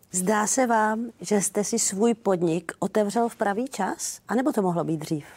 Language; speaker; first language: Czech; native; Czech